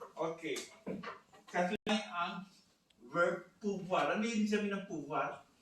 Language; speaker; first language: Filipino; native; Filipino